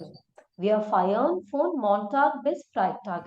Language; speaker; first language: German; non-native, fluent; Malayalam